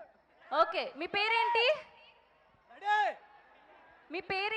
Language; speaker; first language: Telugu; native; Telugu